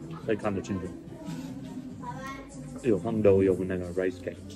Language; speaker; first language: Chinese; non-native, learner; English